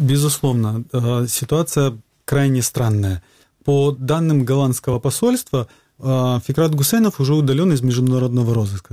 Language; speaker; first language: Russian; native; Russian